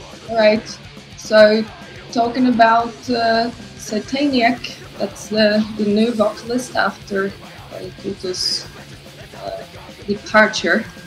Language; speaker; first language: English; non-native, fluent; Portuguese